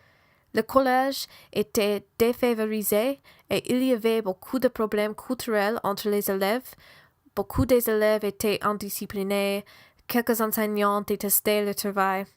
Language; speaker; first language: French; non-native, learner; English